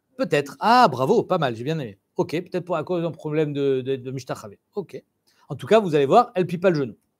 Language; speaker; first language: French; native; French